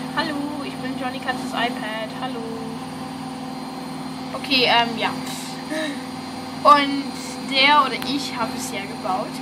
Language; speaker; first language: German; non-native, fluent; English